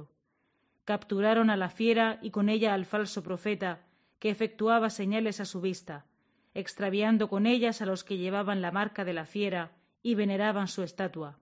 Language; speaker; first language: Spanish; native; Spanish